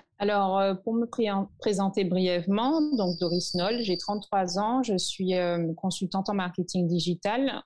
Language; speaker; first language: French; native; French